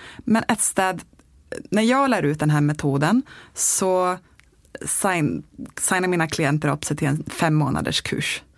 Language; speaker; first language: Swedish; native; Swedish